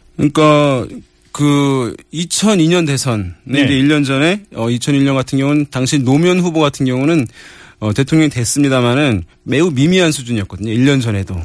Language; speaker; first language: Korean; native; Korean